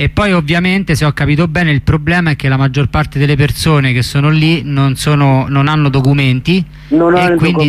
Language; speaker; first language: Italian; native; Italian